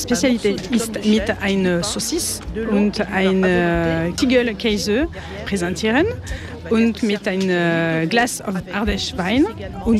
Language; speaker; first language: German; non-native, learner; French